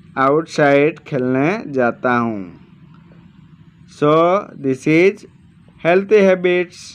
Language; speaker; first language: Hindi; non-native, local second language; Gujarati